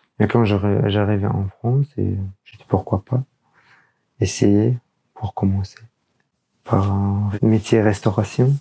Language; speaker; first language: French; non-native, learner; Urdu